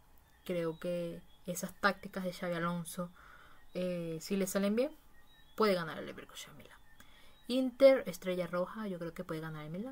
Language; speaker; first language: Spanish; native; Spanish